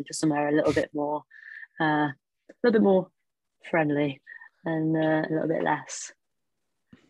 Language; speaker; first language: English; native; English